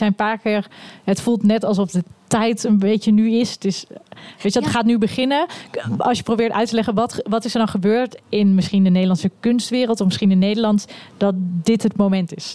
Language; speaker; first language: Dutch; native; Dutch